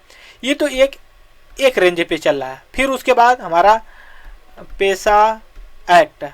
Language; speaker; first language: Hindi; native; Hindi